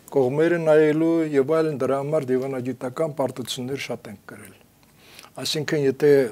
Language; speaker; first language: Armenian; native; Armenian